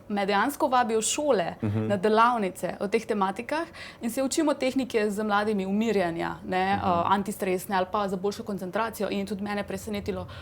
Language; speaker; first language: Slovenian; non-native, fluent; Hindi